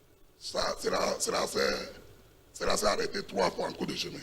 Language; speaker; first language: French; non-native, local second language; Fon